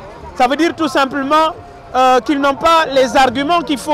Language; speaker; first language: French; non-native, local second language; Wolof